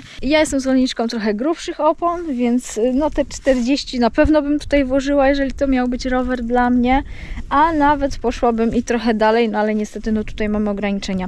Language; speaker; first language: Polish; native; Polish